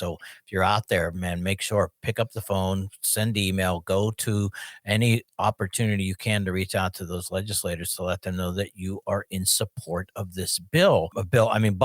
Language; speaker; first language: English; native; English